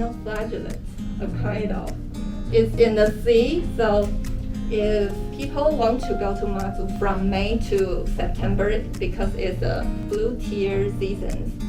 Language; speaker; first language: English; non-native, learner; Chinese